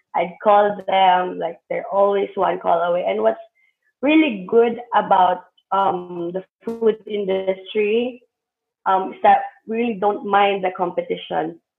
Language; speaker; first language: English; non-native, local second language; Hiligaynon